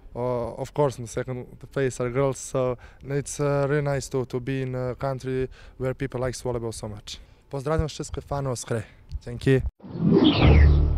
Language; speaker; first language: English; non-native, fluent; Serbian